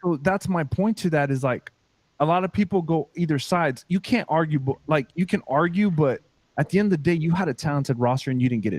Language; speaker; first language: English; native; English